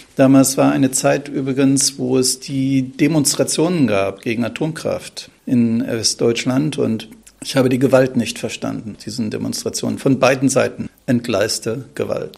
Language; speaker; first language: German; native; German